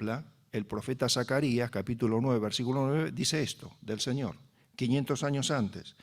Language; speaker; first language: Spanish; native; Spanish